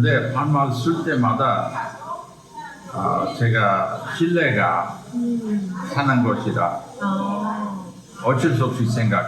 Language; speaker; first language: Korean; non-native, fluent; English